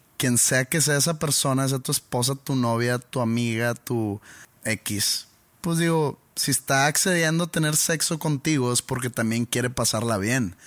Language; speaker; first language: Spanish; native; Spanish